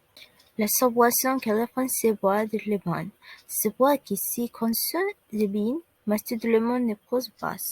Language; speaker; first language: French; non-native, learner; Spanish